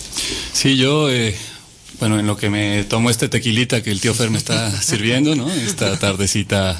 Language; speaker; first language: Spanish; native; Spanish